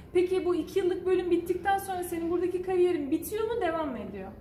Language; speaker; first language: Turkish; native; Turkish